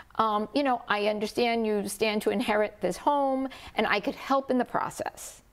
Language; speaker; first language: English; native; English